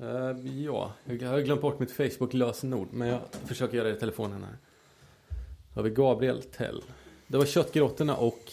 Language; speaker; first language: Swedish; native; Swedish